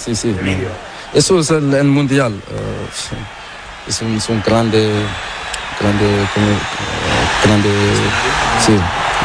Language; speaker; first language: Spanish; non-native, learner; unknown